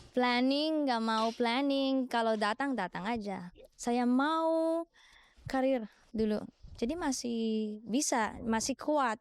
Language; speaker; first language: Indonesian; non-native, learner; Filipino